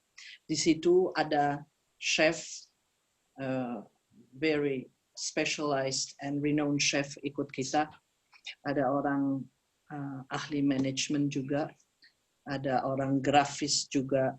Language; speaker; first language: Indonesian; early bilingual, heritage; Indonesian